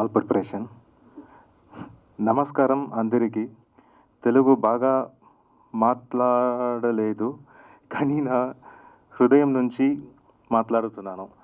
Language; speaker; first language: Telugu; non-native, learner; Kannada